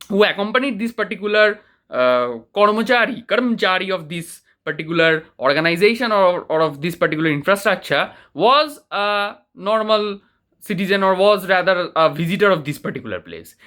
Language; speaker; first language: English; non-native, local second language; Bangla